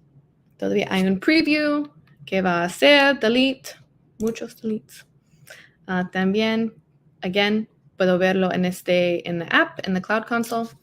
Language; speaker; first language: Spanish; non-native, learner; English